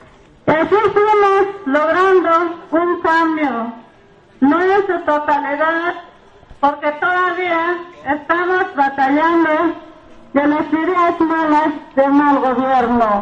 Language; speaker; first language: Spanish; non-native, local second language; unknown